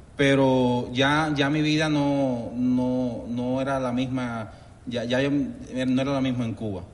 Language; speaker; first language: Spanish; native; Spanish